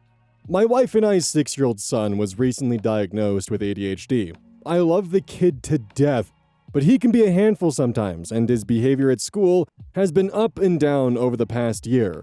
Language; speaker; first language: English; native; English